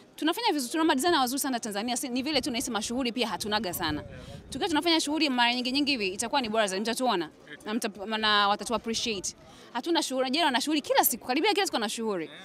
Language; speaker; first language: Swahili; native; Swahili